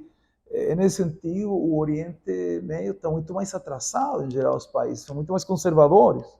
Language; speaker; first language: Portuguese; non-native, fluent; Spanish